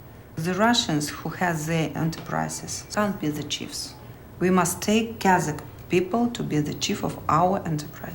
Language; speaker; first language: English; non-native, learner; Russian